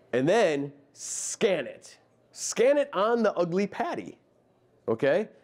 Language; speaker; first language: English; native; English